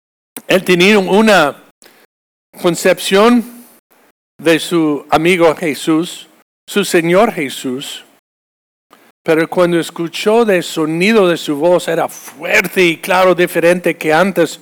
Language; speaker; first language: Spanish; non-native, fluent; English